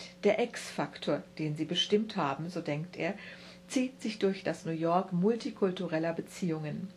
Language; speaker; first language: German; native; German